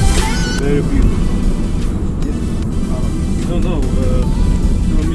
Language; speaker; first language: English; non-native, learner; Lithuanian